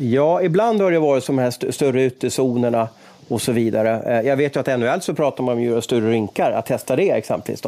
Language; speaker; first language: Swedish; native; Swedish